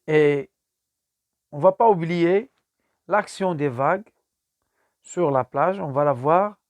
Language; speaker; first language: French; non-native, local second language; Arabic